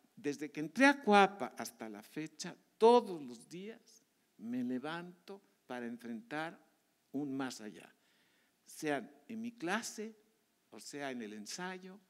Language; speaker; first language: Spanish; native; Spanish